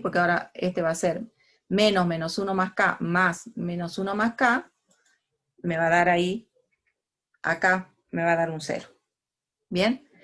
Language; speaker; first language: Spanish; native; Spanish